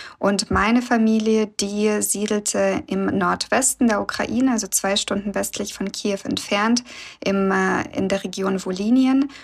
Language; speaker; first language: German; early bilingual, other home language; Russian